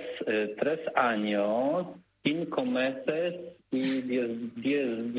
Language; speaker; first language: Spanish; non-native, learner; Polish